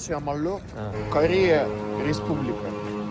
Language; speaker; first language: Korean; non-native, learner; Russian